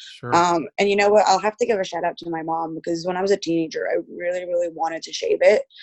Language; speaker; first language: English; early bilingual, other home language; Spanish